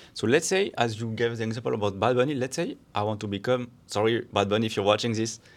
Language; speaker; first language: English; non-native, fluent; French